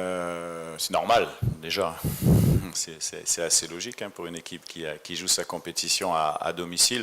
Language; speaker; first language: French; native; French